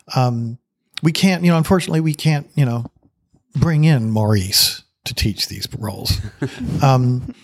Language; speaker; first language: English; native; English